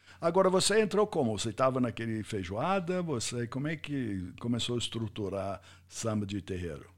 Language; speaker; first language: Portuguese; non-native, fluent; English